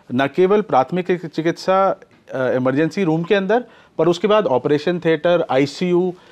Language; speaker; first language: Hindi; native; Hindi